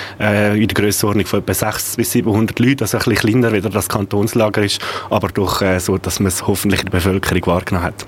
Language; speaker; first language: German; native; German